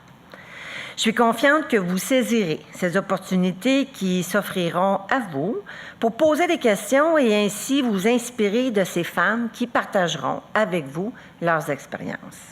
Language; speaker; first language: French; native; French